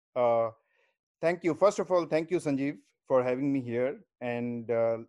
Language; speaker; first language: English; non-native, local second language; Bangla